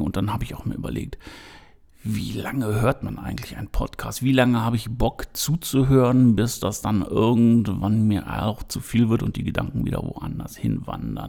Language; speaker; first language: German; native; German